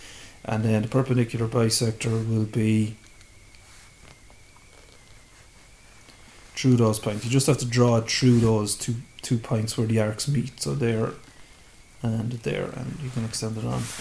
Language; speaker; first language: English; native; English